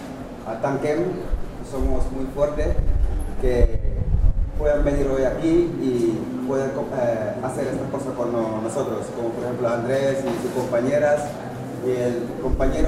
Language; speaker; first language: Spanish; non-native, fluent; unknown